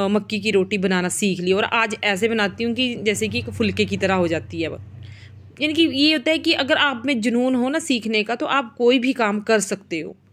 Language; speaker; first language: Hindi; non-native, local second language; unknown